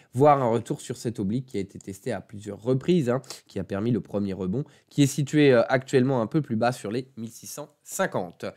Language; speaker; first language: French; native; French